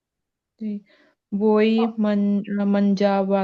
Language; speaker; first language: Italian; non-native, learner; Punjabi